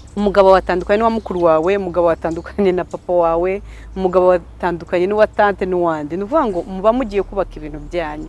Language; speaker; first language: Kinyarwanda; early bilingual, heritage; Kinyarwanda